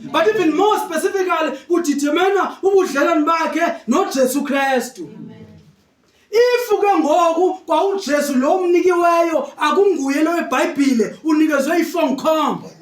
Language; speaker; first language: Zulu; non-native, local second language; Xhosa